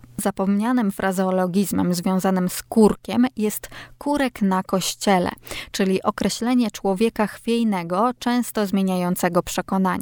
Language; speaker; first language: Polish; native; Polish